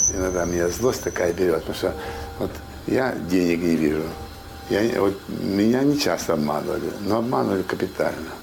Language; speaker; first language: Russian; native; Russian